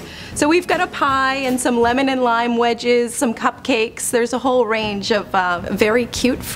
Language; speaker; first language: English; native; English